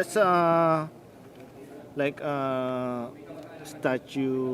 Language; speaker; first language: English; non-native, local second language; Filipino